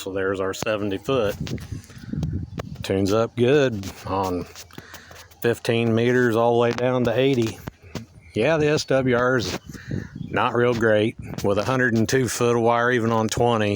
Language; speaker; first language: English; native; English